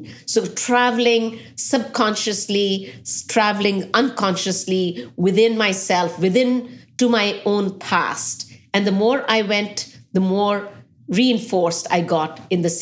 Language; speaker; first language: English; non-native, local second language; Punjabi